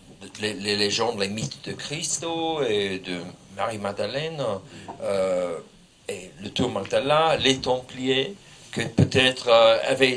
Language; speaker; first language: French; non-native, fluent; English